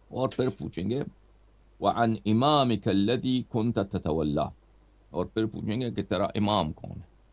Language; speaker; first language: Urdu; non-native, fluent; Persian